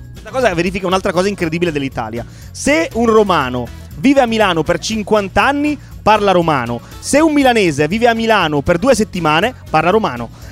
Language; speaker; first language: Italian; native; Italian